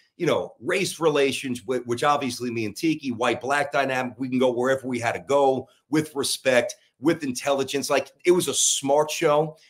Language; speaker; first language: English; native; English